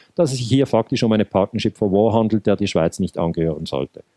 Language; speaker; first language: German; native; German